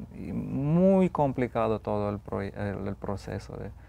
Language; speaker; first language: Spanish; non-native, fluent; Lithuanian